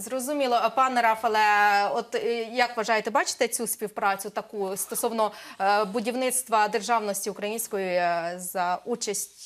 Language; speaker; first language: Ukrainian; native; Ukrainian